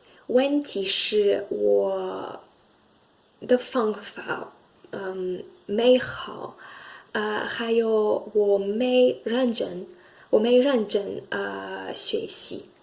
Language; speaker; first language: Chinese; non-native, learner; French